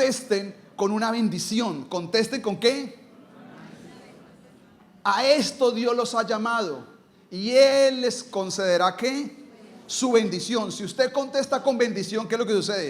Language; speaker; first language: Spanish; native; Spanish